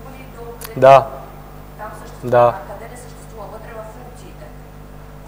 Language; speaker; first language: Bulgarian; native; Bulgarian